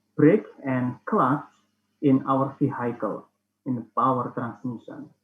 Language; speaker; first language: English; non-native, fluent; Indonesian